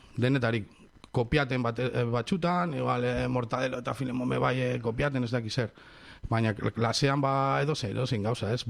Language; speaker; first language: Basque; non-native, local second language; Spanish